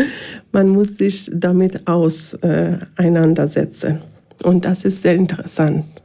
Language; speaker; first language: German; non-native, fluent; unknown